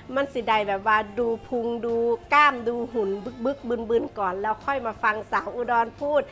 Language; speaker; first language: Thai; non-native, local second language; Northeastern Thai